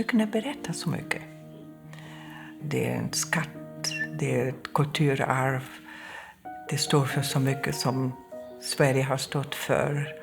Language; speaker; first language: Swedish; non-native, fluent; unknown